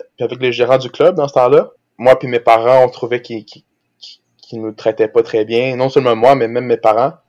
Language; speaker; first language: French; early bilingual, other home language; Portuguese